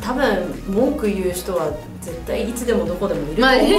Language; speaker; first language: Japanese; early bilingual, heritage; Japanese